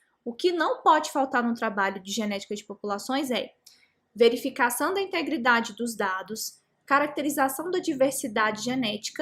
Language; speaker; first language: Portuguese; native; Portuguese